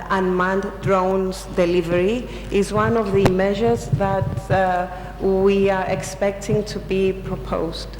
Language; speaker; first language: English; non-native, local second language; Greek